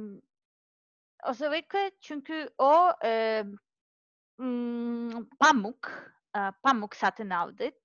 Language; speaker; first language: Turkish; non-native, learner; Serbian